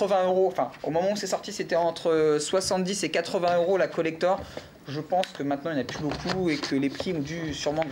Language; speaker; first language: French; native; French